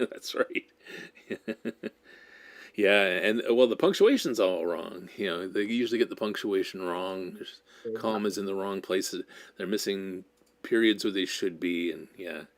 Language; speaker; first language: English; native; English